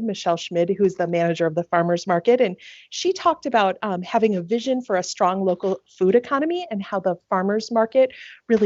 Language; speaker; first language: English; native; English